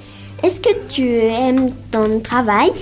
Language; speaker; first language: French; non-native, learner; Spanish